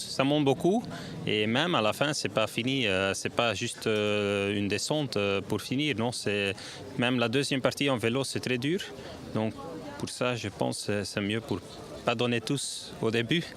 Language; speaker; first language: French; non-native, learner; Dutch